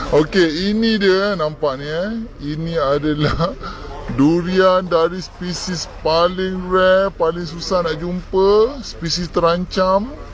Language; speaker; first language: Malay; non-native, local second language; Chinese